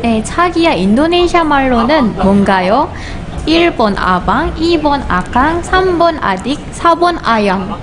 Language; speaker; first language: Korean; non-native, fluent; Indonesian